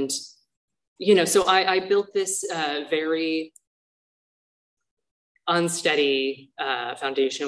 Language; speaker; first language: English; native; English